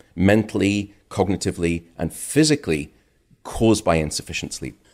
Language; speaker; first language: English; native; English